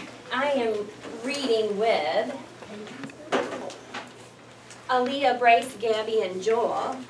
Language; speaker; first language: English; native; English